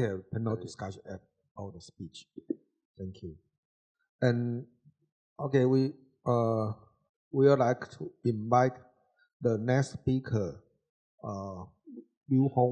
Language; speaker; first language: English; non-native, learner; Chinese